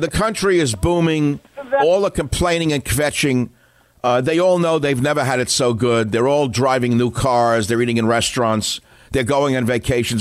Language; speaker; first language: English; native; English